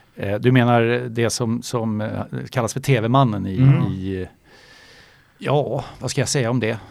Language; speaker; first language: Swedish; native; Swedish